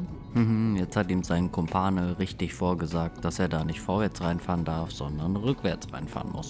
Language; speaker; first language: German; native; German